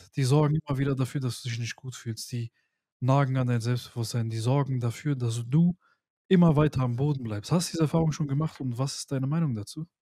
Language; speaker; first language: German; early bilingual, other home language; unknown